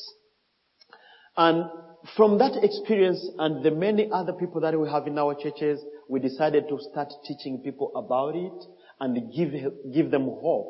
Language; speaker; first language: English; non-native, fluent; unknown